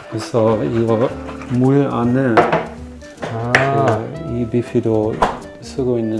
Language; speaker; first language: Korean; non-native, fluent; German